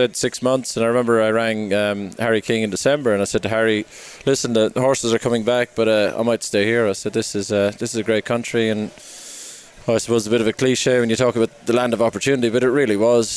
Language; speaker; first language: English; native; English